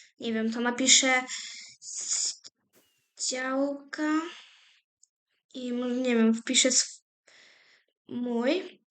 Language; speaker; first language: Polish; native; Polish